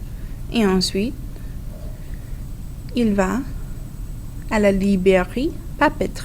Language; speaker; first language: French; non-native, fluent; English